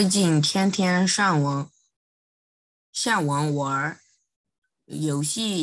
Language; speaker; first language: Chinese; non-native, learner; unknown